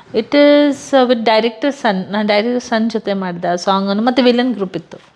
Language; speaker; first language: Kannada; non-native, local second language; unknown